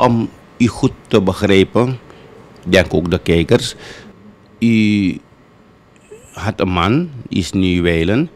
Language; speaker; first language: Dutch; native; Dutch